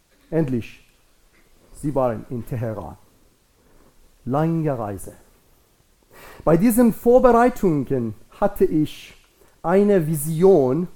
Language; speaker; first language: German; non-native, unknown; Persian